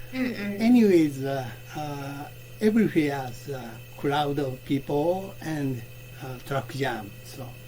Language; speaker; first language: English; non-native, learner; Japanese